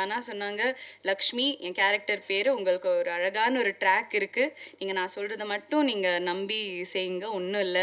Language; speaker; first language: Tamil; non-native, local second language; Malayalam